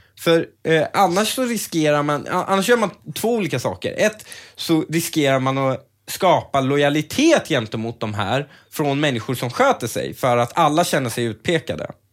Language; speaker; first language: Swedish; early bilingual, other home language; Persian